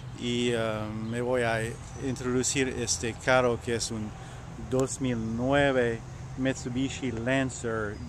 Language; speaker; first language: Spanish; non-native, learner; French